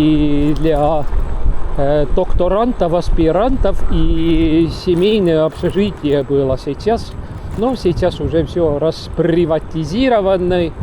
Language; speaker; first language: Russian; non-native, local second language; Estonian